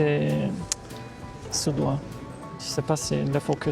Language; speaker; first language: French; non-native, fluent; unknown